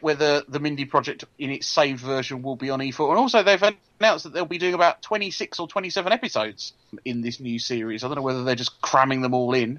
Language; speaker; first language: English; native; English